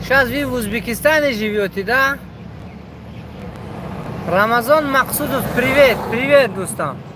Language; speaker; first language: Russian; non-native, local second language; Tajik